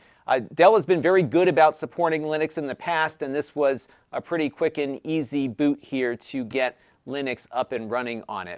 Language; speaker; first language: English; native; English